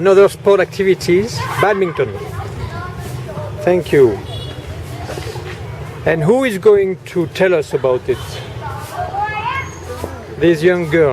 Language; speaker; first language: English; non-native, fluent; French